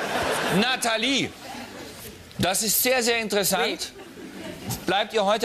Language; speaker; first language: German; native; German